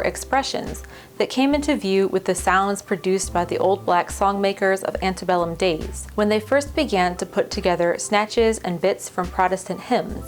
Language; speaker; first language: English; native; English